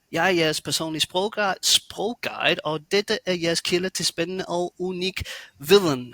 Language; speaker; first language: Danish; native; Danish